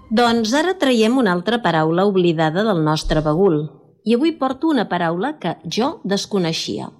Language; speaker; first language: Catalan; native; Catalan